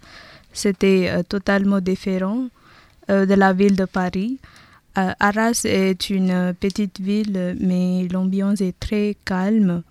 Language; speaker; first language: French; non-native, learner; Tamil